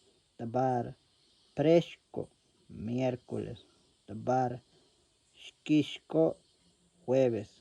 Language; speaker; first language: Spanish; non-native, local second language; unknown